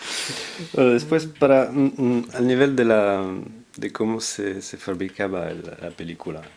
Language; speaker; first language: Spanish; non-native, fluent; French